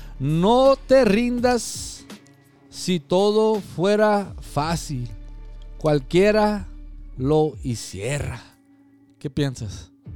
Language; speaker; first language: Spanish; early bilingual, other home language; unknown